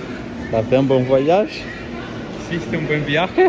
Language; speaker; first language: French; non-native, fluent; German